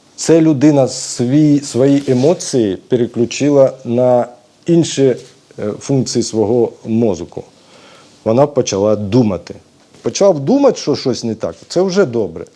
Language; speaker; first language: Ukrainian; native; Ukrainian